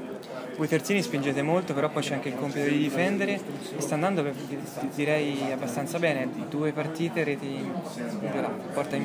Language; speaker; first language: Italian; native; Italian